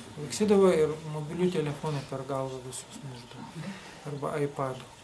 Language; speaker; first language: Lithuanian; non-native, local second language; Russian